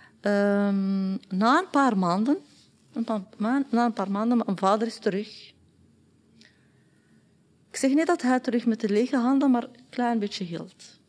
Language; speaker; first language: Dutch; non-native, learner; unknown